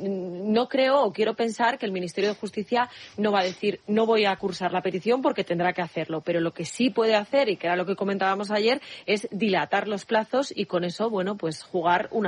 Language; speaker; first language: Spanish; native; Spanish